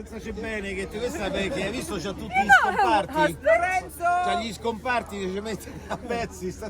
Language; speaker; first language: Italian; native; Italian